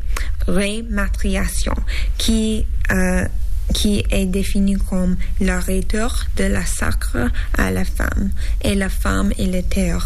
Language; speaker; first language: French; non-native, learner; English